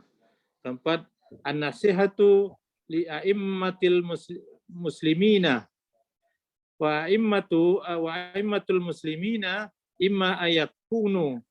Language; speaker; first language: Arabic; non-native, learner; Indonesian